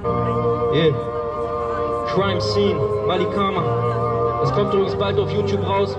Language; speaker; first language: German; native; German